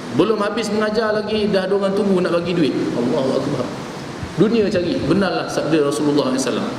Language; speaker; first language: Malay; native; Malay